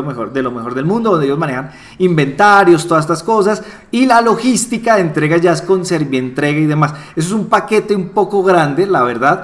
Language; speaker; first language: Spanish; native; Spanish